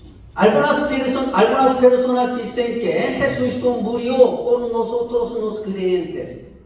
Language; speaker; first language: Spanish; non-native, fluent; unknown